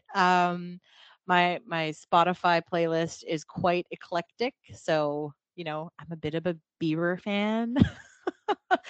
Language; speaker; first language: English; native; English